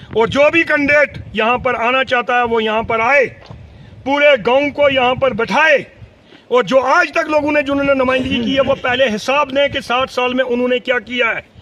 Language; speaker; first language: Urdu; non-native, local second language; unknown